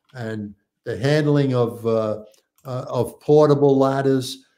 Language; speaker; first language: English; native; English